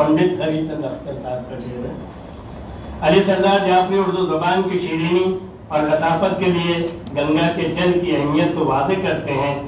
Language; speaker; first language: Urdu; native; Urdu